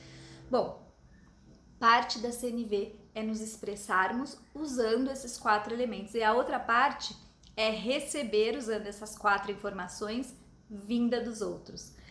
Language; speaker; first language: Portuguese; native; Portuguese